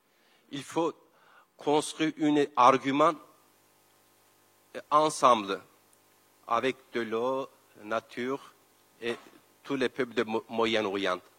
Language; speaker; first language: French; non-native, learner; Kurdish